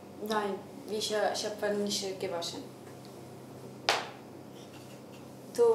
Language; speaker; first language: German; non-native, learner; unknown